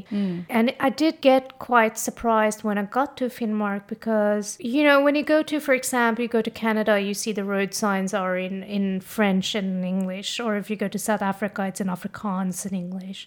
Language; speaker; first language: English; non-native, fluent; Norwegian